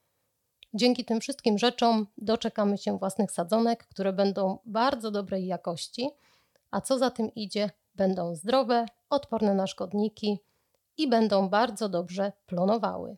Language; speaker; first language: Polish; native; Polish